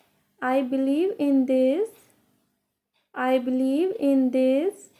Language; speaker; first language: English; non-native, local second language; Hindi